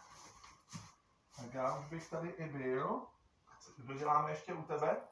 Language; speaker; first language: Czech; native; Czech